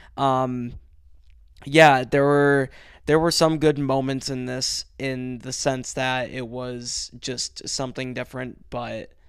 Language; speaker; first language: English; early bilingual, other home language; Spanish